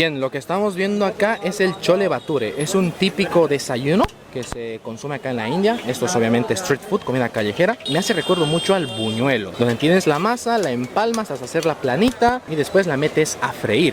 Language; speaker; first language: Spanish; native; Spanish